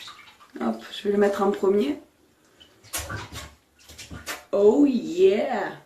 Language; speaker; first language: French; native; French